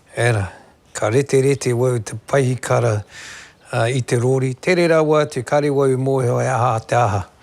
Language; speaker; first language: Māori; non-native, local second language; Cantonese